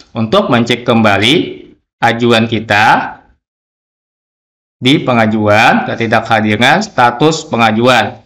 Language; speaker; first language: Indonesian; native; Indonesian